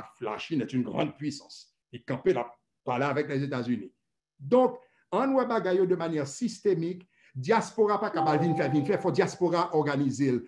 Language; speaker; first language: French; native; French